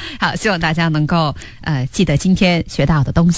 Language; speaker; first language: Chinese; native; Chinese